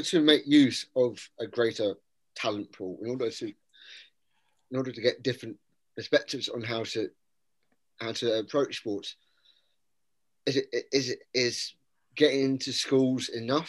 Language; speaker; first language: English; native; English